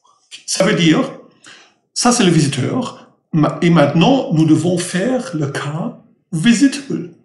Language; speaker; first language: French; non-native, fluent; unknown